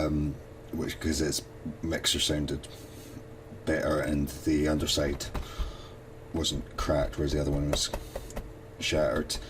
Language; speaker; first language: English; native; English